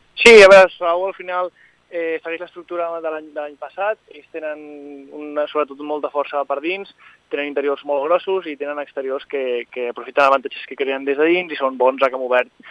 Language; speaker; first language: Catalan; native; Catalan